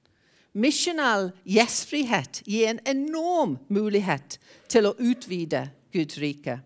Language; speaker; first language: Norwegian; non-native, fluent; English